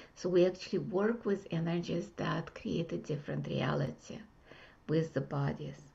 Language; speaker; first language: English; non-native, fluent; Russian